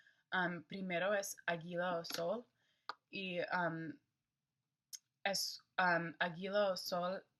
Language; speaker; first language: Spanish; non-native, learner; English